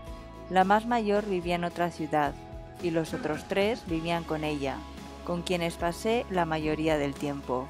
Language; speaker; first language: Spanish; early bilingual, other home language; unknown